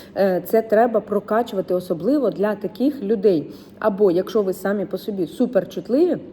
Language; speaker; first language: Ukrainian; non-native, local second language; Russian